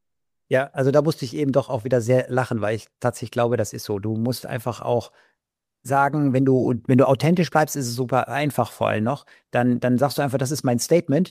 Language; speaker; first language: German; native; German